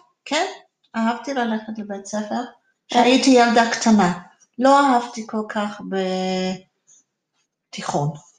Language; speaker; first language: Hebrew; non-native, fluent; English